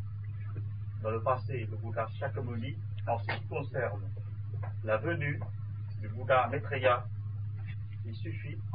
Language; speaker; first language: French; non-native, fluent; Vietnamese